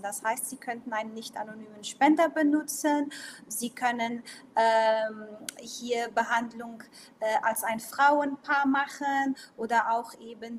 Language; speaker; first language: German; non-native, local second language; Portuguese